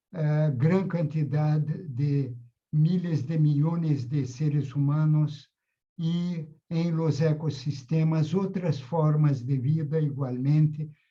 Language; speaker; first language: Spanish; non-native, fluent; Portuguese